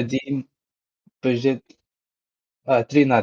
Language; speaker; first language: Russian; non-native, learner; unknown